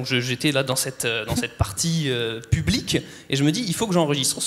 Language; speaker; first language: French; native; French